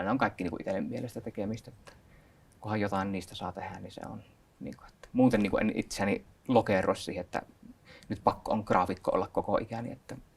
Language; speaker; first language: Finnish; native; Finnish